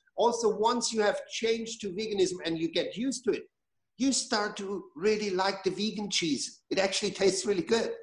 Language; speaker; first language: English; non-native, fluent; German